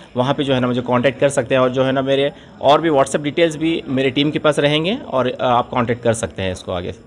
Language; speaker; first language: Hindi; non-native, local second language; Urdu